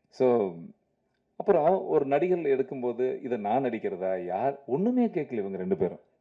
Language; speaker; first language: Tamil; native; Tamil